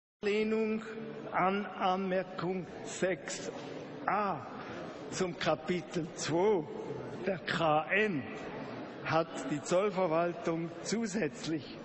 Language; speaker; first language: German; native; German